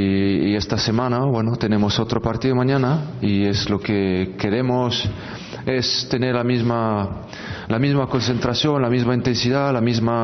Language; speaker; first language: Spanish; non-native, fluent; French